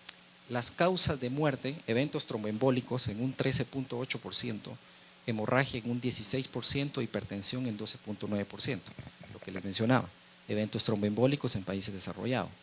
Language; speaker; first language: Spanish; native; Spanish